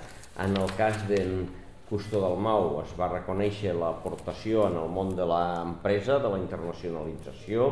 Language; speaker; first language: Catalan; native; Catalan